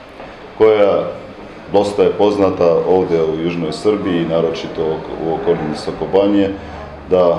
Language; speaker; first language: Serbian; non-native, fluent; Armenian